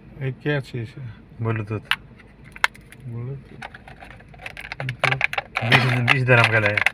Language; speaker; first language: Hindi; non-native, learner; Nepali